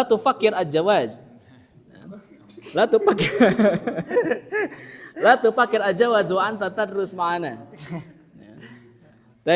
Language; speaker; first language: Arabic; non-native, fluent; Sundanese